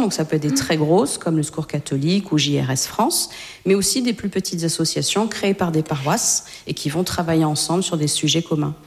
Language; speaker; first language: French; native; French